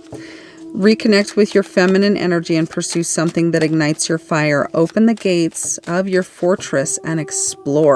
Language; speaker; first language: English; native; English